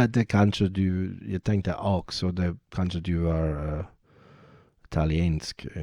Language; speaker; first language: Swedish; non-native, learner; English